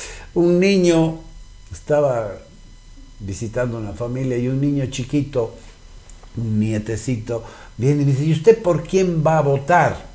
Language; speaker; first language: Spanish; native; Spanish